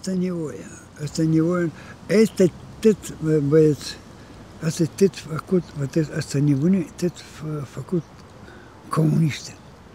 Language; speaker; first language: Romanian; non-native, local second language; Gagauz